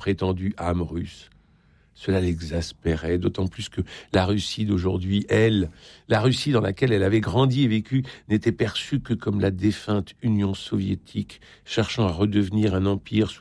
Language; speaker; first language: French; native; French